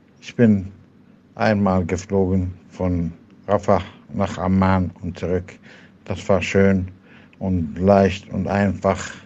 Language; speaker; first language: German; non-native, fluent; Arabic